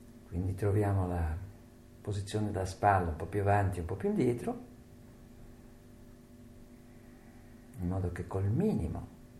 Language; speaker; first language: Italian; native; Italian